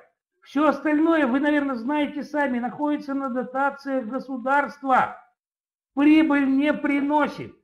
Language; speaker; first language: Russian; native; Russian